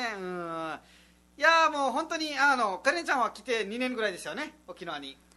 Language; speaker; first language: Japanese; non-native, fluent; Nepali